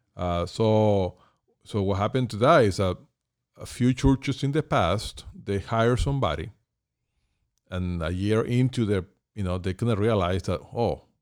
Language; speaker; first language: English; non-native, fluent; Spanish